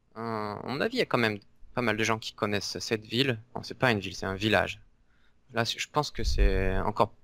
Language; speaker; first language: French; native; French